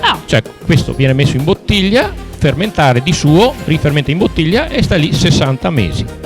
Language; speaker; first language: Italian; native; Italian